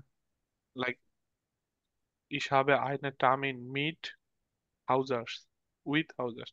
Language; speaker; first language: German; non-native, learner; Bangla